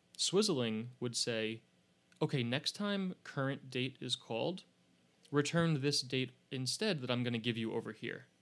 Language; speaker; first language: English; native; English